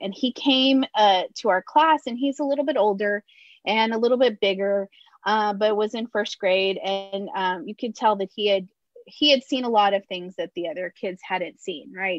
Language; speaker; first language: English; early bilingual, other home language; Spanish